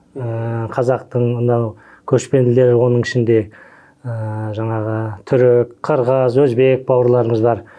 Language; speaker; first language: Kazakh; native; Kazakh